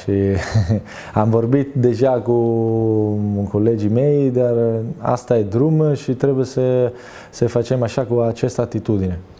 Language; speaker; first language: Romanian; non-native, learner; Italian